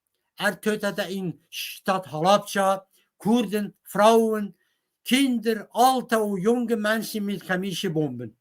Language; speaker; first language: German; non-native, fluent; Kurdish